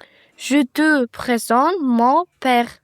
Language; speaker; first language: French; non-native, learner; Uzbek